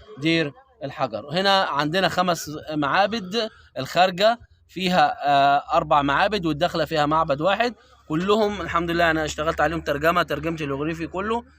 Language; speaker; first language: Egyptian Arabic; native; Egyptian Arabic